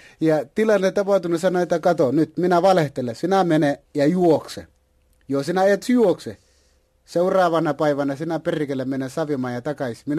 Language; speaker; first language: Finnish; non-native, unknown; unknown